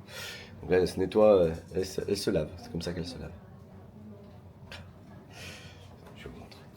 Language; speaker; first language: French; native; French